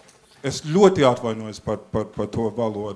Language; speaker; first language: Latvian; non-native, fluent; English